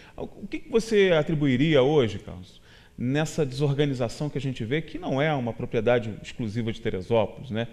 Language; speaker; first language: Portuguese; native; Portuguese